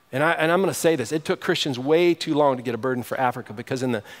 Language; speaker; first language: English; native; English